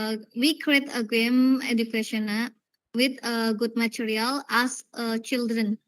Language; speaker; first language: English; non-native, learner; Indonesian